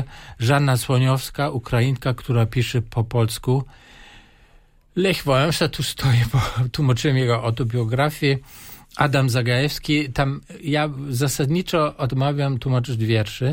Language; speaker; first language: Polish; non-native, fluent; German